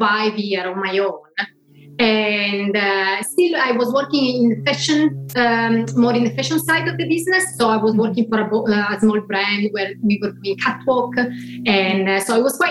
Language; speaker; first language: English; non-native, fluent; Italian